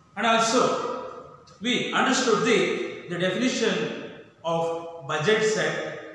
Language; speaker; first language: English; non-native, local second language; Kannada